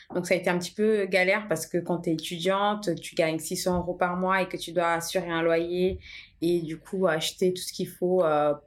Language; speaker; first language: French; non-native, fluent; Portuguese